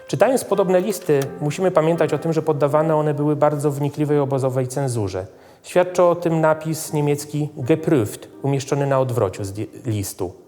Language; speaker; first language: Polish; native; Polish